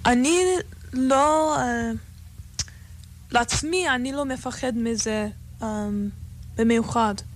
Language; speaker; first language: Hebrew; non-native, fluent; English